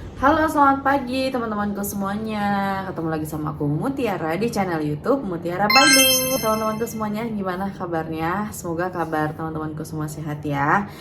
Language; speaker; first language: Indonesian; native; Indonesian